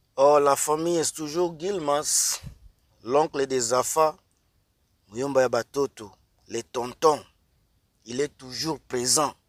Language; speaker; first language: French; non-native, local second language; Lingala